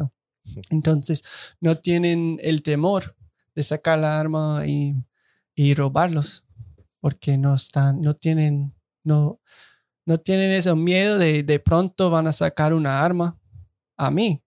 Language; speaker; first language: Spanish; non-native, fluent; English